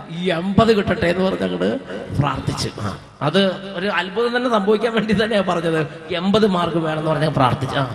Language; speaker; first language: Malayalam; native; Malayalam